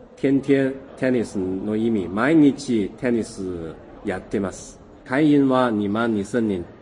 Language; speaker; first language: Japanese; non-native, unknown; Chinese